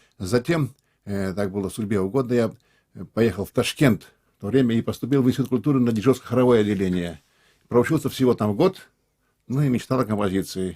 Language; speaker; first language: Russian; non-native, local second language; Crimean Tatar